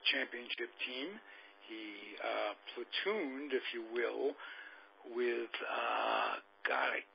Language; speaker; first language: English; native; English